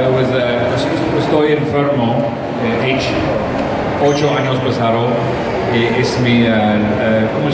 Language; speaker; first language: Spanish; non-native, learner; English